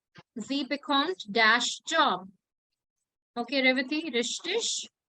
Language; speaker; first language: German; non-native, learner; Hindi